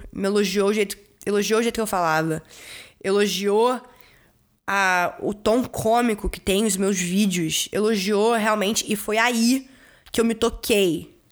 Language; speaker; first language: Portuguese; early bilingual, heritage; Portuguese